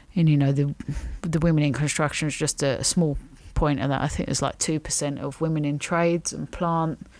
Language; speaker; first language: English; native; English